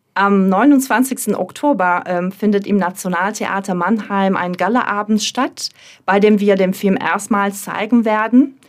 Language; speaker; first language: German; non-native, fluent; Turkish